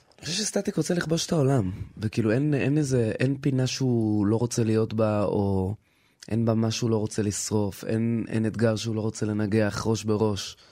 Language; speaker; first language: Hebrew; native; Hebrew